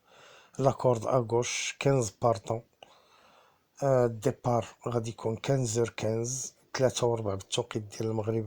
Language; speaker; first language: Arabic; native; Arabic